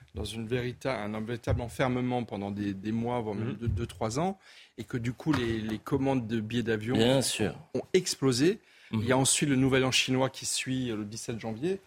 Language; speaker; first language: French; native; French